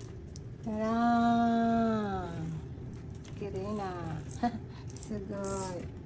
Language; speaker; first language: Japanese; non-native, learner; Filipino